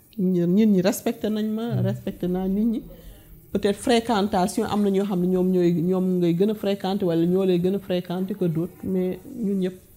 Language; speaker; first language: Wolof; non-native, local second language; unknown